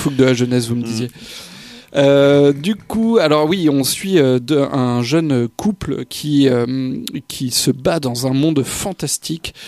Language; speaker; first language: French; native; French